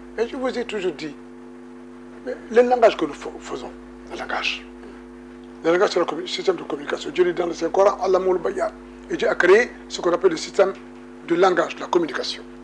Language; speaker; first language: French; non-native, local second language; Wolof